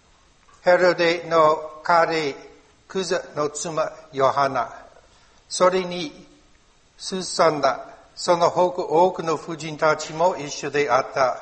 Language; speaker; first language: Japanese; non-native, learner; English